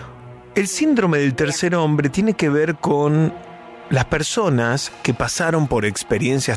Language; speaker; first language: Spanish; native; Spanish